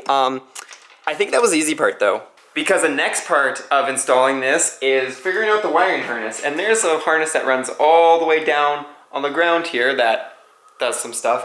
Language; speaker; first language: English; native; English